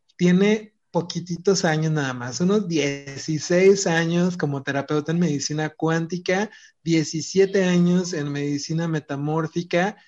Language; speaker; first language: Spanish; native; Spanish